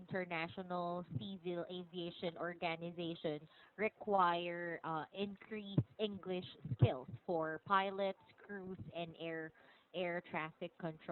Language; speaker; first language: English; non-native, local second language; Filipino